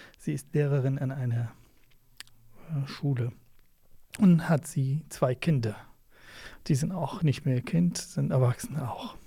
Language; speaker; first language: German; non-native, learner; Kurdish